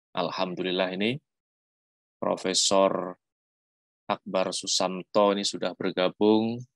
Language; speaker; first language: Indonesian; non-native, local second language; Javanese